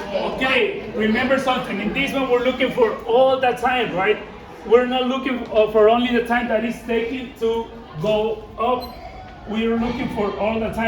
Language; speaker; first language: English; non-native, fluent; Spanish